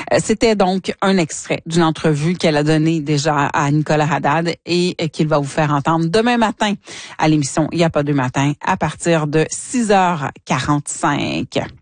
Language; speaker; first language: French; native; French